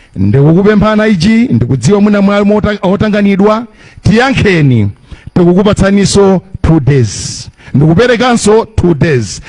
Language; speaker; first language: Nyanja; native; Nyanja